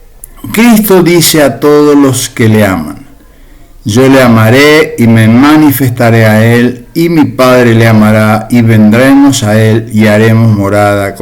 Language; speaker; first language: Spanish; native; Spanish